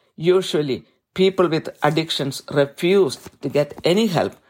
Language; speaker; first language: English; non-native, local second language; Malayalam